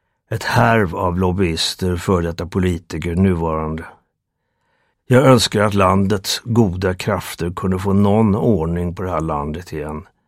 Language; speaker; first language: Swedish; native; Swedish